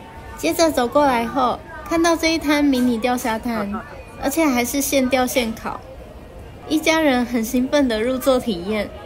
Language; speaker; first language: Chinese; native; Chinese